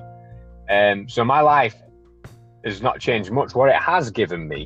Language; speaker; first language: English; native; English